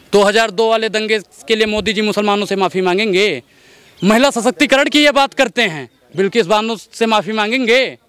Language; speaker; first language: Hindi; native; Hindi